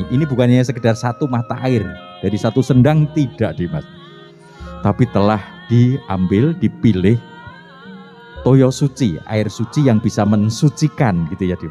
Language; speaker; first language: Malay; non-native, local second language; Javanese